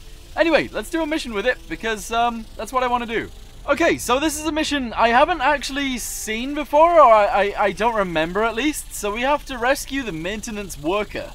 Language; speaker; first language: English; native; English